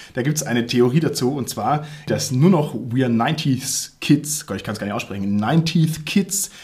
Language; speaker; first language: German; native; German